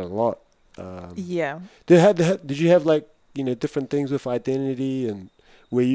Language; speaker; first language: English; native; English